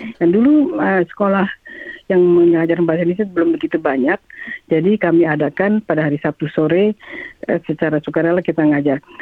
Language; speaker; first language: Indonesian; native; Indonesian